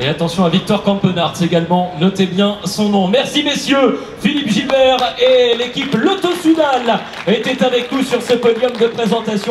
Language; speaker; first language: French; native; French